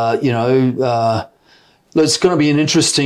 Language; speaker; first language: English; native; English